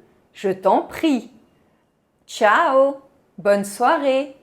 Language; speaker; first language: French; non-native, fluent; Portuguese